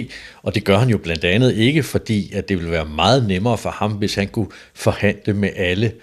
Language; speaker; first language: Danish; native; Danish